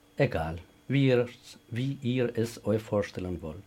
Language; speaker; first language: German; non-native, fluent; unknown